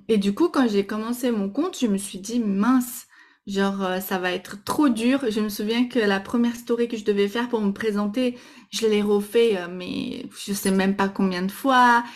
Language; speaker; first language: French; non-native, fluent; Portuguese